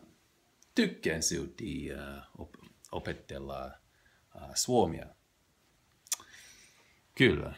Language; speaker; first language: Finnish; non-native, learner; English